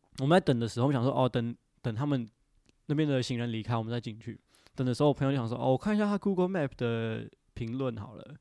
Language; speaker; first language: Chinese; early bilingual, other home language; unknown